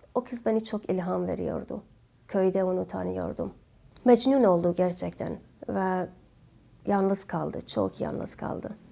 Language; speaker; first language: Turkish; non-native, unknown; Kurdish